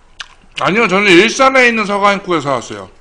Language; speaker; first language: Korean; native; Korean